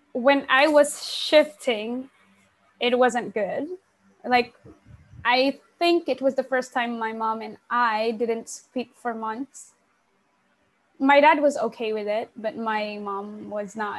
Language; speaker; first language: English; non-native, local second language; Pampanga